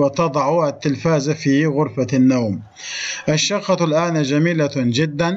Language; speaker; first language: Arabic; non-native, fluent; Turkish